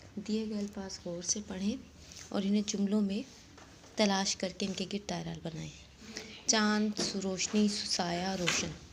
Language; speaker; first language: Hindi; non-native, local second language; Saraiki